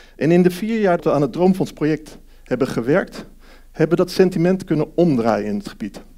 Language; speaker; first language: Dutch; early bilingual, heritage; Dutch